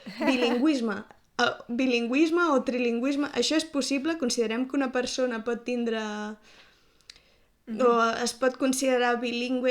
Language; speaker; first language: Catalan; native; Catalan